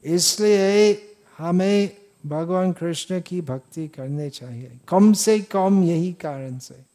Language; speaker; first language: Hindi; non-native, fluent; English